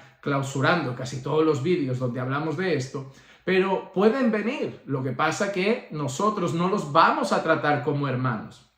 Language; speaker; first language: Spanish; native; Spanish